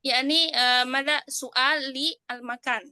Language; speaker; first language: Arabic; non-native, fluent; Indonesian